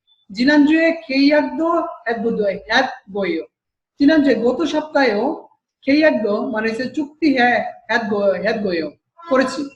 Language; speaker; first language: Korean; non-native, fluent; Bangla